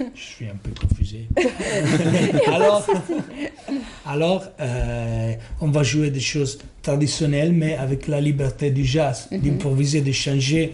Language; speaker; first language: French; non-native, learner; Italian